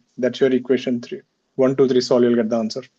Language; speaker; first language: English; non-native, local second language; Hindi